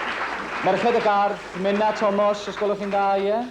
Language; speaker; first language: Welsh; native; Welsh